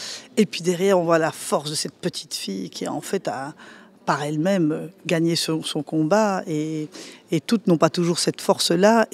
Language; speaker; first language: French; native; French